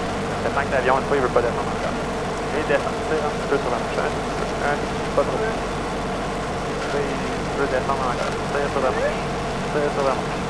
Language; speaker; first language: French; native; French